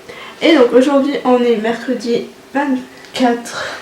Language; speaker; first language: French; native; French